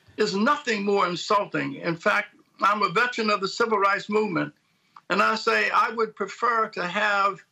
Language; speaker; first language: English; native; English